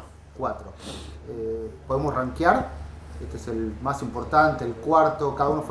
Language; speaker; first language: Spanish; native; Spanish